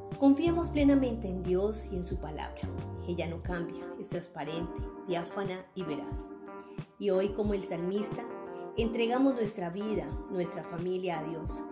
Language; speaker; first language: Spanish; native; Spanish